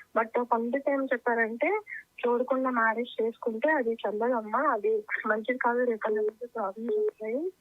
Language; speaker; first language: Telugu; native; Telugu